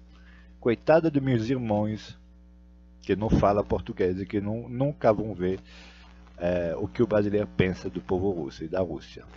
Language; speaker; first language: Portuguese; non-native, fluent; Russian